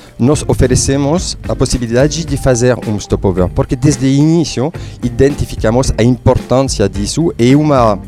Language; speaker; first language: Portuguese; non-native, fluent; French